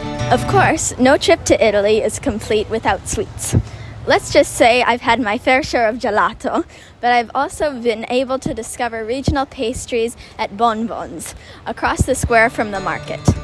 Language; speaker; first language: English; native; English